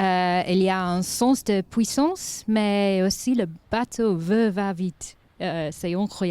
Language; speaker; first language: French; non-native, learner; English